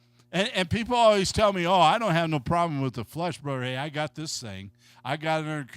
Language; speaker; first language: English; native; English